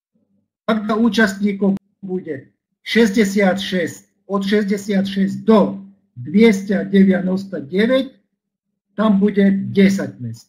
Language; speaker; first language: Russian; non-native, learner; Slovak